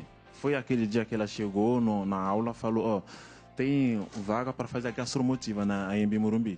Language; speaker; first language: Portuguese; non-native, fluent; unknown